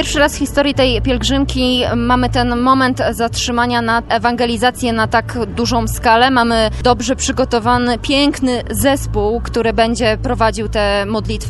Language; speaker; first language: Polish; native; Polish